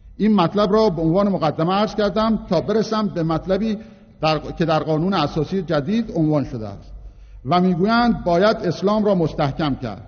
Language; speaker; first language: Persian; non-native, local second language; Azerbaijani